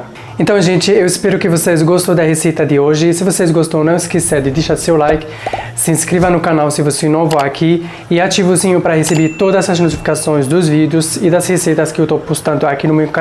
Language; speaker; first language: Portuguese; non-native, fluent; Arabic